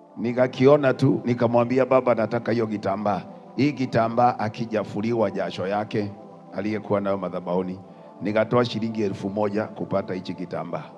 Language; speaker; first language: Swahili; non-native, local second language; Kikuyu